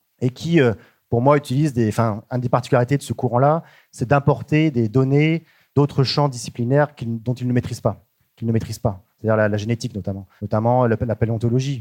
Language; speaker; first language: French; native; French